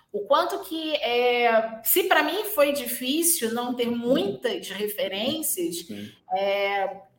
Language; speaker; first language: Portuguese; native; Portuguese